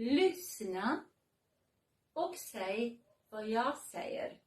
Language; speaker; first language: Swedish; non-native, fluent; Serbian